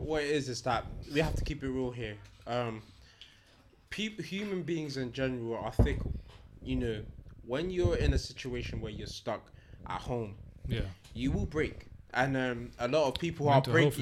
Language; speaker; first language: English; native; English